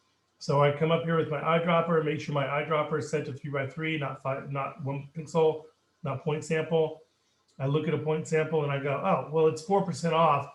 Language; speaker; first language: English; native; English